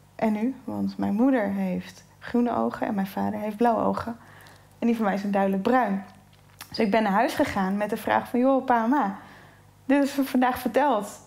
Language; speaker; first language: Dutch; native; Dutch